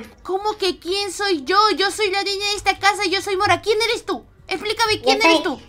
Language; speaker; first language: Spanish; native; Spanish